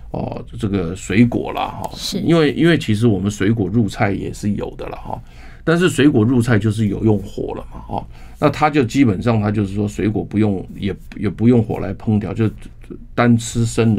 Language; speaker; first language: Chinese; native; Chinese